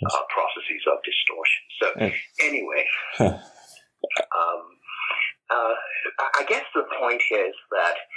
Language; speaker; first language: English; non-native, local second language; Yoruba